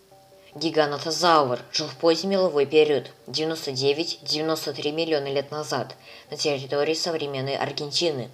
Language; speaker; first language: Russian; native; Russian